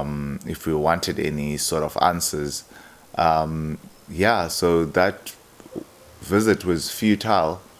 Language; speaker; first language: English; non-native, local second language; Xhosa